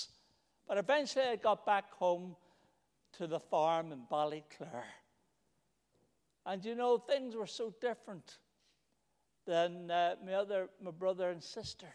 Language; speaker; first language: English; native; English